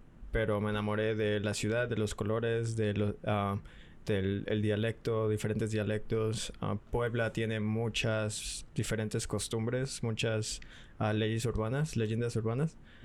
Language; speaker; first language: Spanish; early bilingual, heritage; Spanish